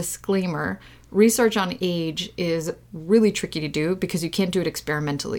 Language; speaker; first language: English; early bilingual, other home language; Russian